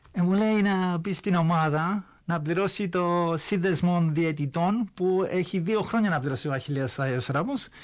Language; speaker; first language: Greek; early bilingual, heritage; Greek